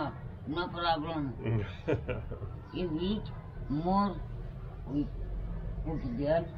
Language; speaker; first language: English; non-native, learner; Nepali